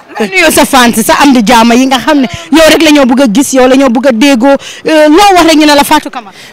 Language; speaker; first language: Wolof; native; Wolof